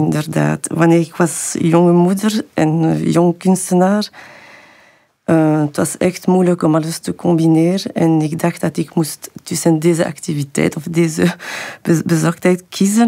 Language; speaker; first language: Dutch; non-native, fluent; French